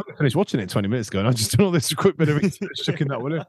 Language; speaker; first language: English; native; English